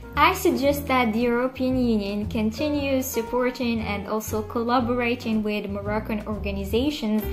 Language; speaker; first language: English; non-native, fluent; Arabic